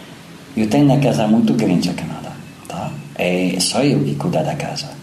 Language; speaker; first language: Spanish; non-native, learner; French